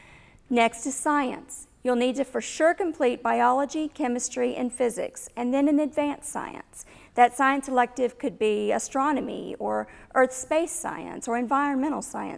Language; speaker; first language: English; native; English